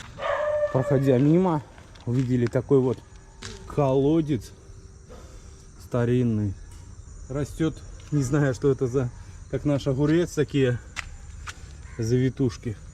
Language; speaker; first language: Russian; native; Russian